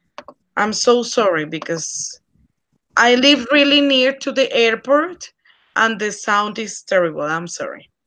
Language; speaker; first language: English; non-native, fluent; Spanish